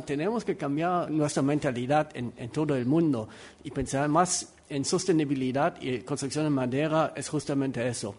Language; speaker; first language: Spanish; non-native, fluent; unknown